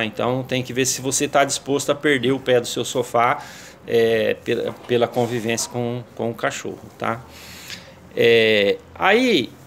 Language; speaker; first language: Portuguese; native; Portuguese